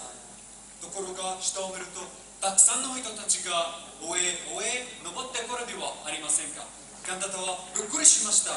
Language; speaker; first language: Japanese; non-native, learner; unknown